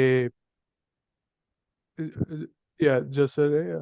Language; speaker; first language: French; non-native, learner; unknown